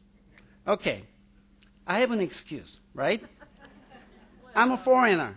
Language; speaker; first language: English; non-native, fluent; Korean